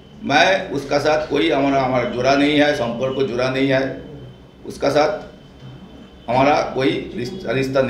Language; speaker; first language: Hindi; non-native, local second language; Bangla